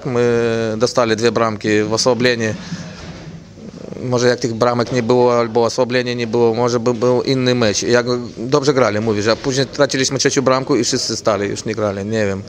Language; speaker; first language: Polish; non-native, fluent; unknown